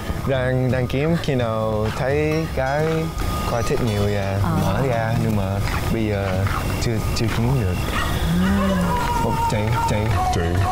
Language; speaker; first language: Vietnamese; early bilingual, heritage; English